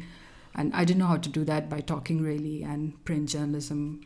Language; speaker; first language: English; non-native, local second language; Malayalam